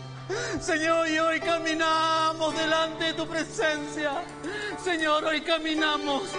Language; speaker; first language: Spanish; native; Spanish